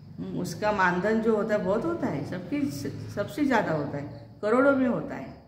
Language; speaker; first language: Hindi; non-native, local second language; Marathi